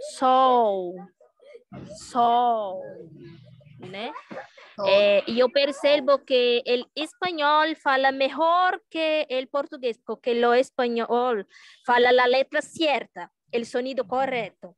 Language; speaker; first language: Spanish; non-native, learner; Portuguese